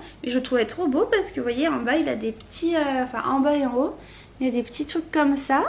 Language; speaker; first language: French; native; French